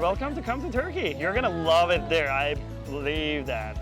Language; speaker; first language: English; non-native, fluent; Turkish